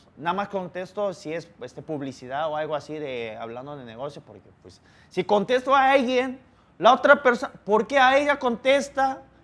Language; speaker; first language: Spanish; early bilingual, other home language; Korean